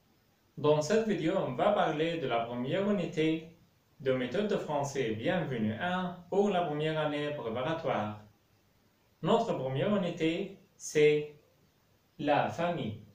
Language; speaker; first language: French; non-native, fluent; Arabic